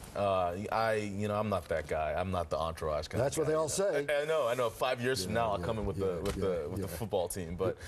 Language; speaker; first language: English; non-native, local second language; Yoruba